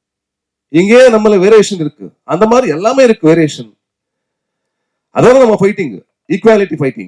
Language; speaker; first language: Tamil; non-native, learner; Kannada